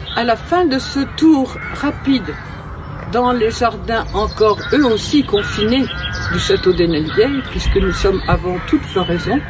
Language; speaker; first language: French; native; French